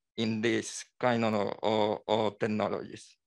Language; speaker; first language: English; non-native, learner; Spanish